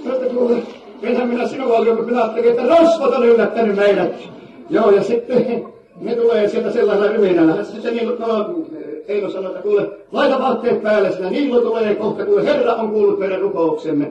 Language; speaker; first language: Finnish; native; Finnish